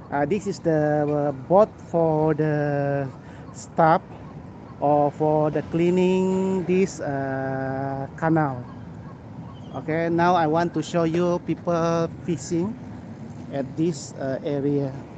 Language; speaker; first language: English; non-native, local second language; Malay